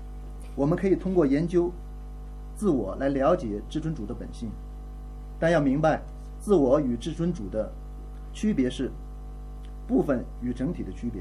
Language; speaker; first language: Chinese; native; Chinese